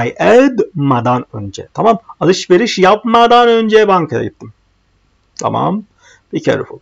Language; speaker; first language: Turkish; non-native, fluent; Arabic